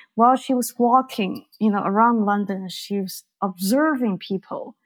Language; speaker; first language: English; non-native, fluent; Chinese